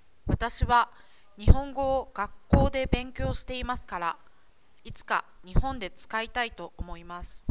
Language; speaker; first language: Japanese; non-native, learner; English